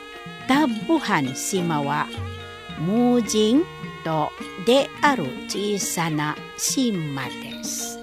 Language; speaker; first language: Japanese; non-native, fluent; Indonesian